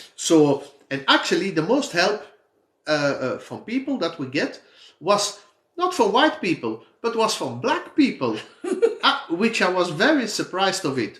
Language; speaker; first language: English; non-native, fluent; Dutch